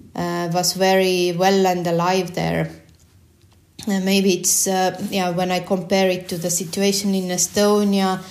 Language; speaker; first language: English; non-native, fluent; Estonian